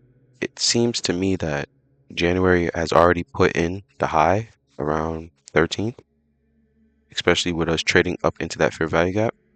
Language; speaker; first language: English; native; English